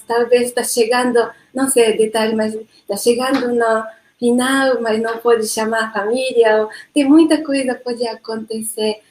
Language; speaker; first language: Portuguese; non-native, learner; Japanese